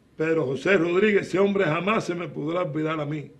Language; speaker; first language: Spanish; native; Spanish